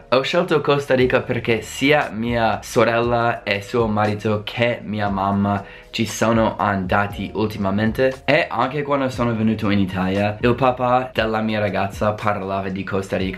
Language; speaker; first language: Italian; non-native, fluent; English